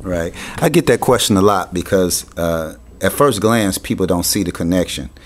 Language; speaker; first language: English; native; English